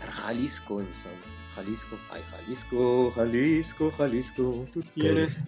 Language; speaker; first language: Spanish; non-native, learner; French